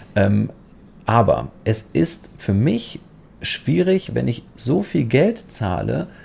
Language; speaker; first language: German; non-native, fluent; Polish